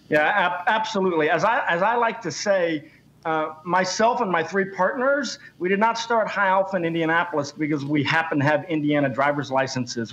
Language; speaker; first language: English; native; English